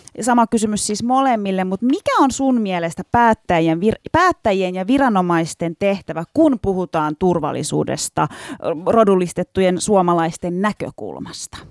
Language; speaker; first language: Finnish; early bilingual, other home language; Turkish